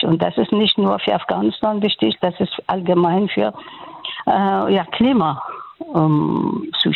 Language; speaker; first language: German; non-native, learner; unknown